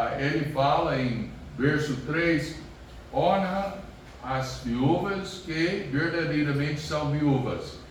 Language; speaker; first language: Portuguese; non-native, fluent; English